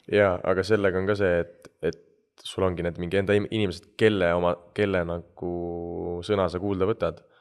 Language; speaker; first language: Estonian; native; Estonian